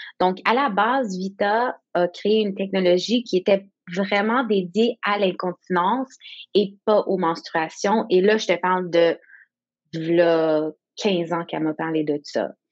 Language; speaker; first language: French; non-native, local second language; English